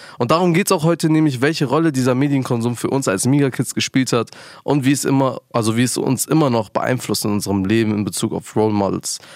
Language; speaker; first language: German; early bilingual, other home language; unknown